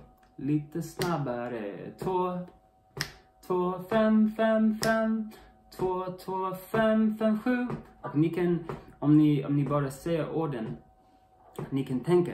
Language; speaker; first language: Swedish; non-native, learner; English